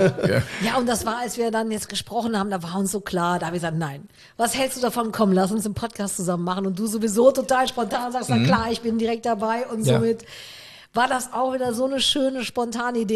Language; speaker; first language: German; native; German